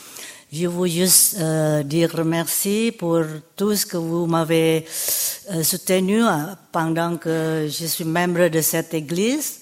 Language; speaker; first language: French; non-native, fluent; Indonesian